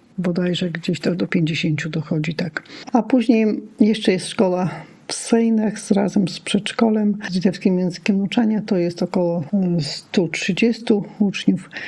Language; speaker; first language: Polish; non-native, local second language; Lithuanian